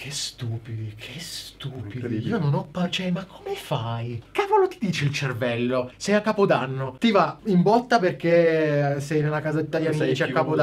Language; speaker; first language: Italian; native; Italian